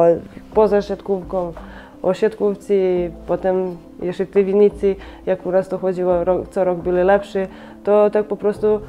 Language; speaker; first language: Polish; non-native, fluent; Serbian